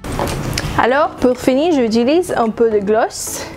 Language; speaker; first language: French; non-native, learner; English